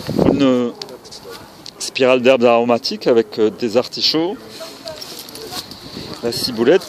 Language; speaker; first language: French; native; French